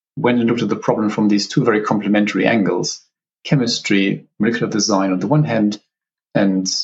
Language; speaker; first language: English; non-native, fluent; German